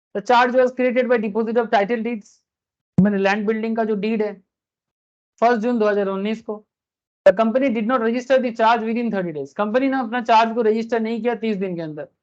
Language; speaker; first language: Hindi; non-native, local second language; Bangla